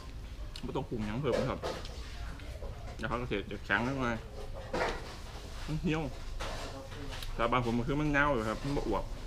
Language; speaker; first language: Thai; non-native, local second language; Northeastern Thai